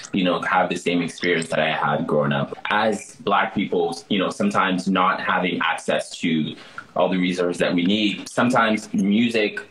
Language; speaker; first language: English; early bilingual, other home language; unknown